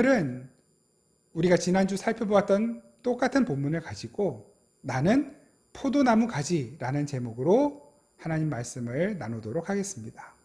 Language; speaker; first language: Korean; native; Korean